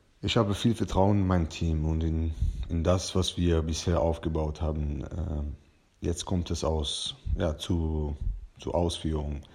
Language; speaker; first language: German; non-native, fluent; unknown